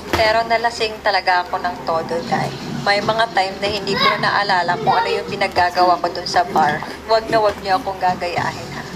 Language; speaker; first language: Filipino; non-native, local second language; Cebuano